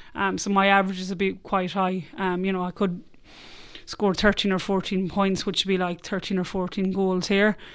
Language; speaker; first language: English; native; English